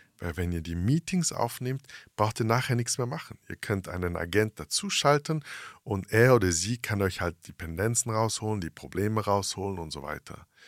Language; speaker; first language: German; early bilingual, heritage; English